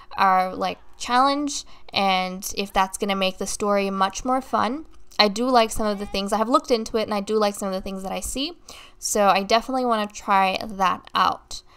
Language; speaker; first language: English; native; English